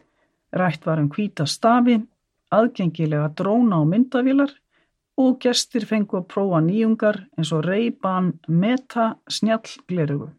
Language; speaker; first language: Icelandic; native; Icelandic